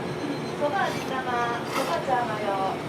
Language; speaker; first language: Japanese; native; Japanese